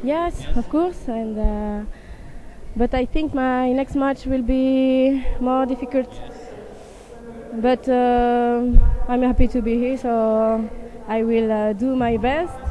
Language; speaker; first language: English; non-native, learner; French